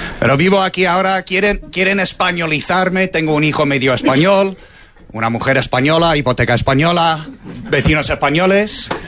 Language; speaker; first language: Spanish; non-native, fluent; English